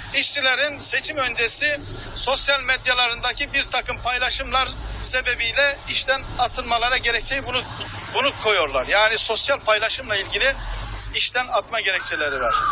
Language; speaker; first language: Turkish; native; Turkish